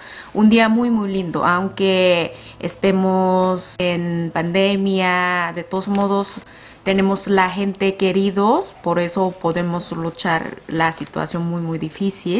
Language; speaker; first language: Spanish; non-native, learner; Korean